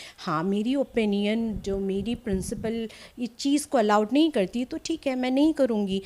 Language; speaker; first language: Hindi; non-native, local second language; Assamese